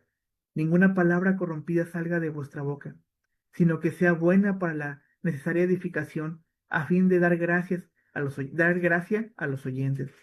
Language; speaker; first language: Spanish; native; Spanish